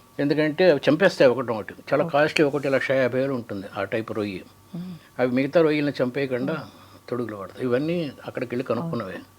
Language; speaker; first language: Telugu; native; Telugu